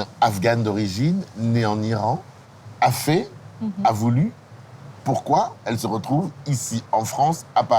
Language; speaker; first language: French; native; French